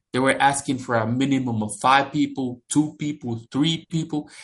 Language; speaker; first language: English; non-native, fluent; Spanish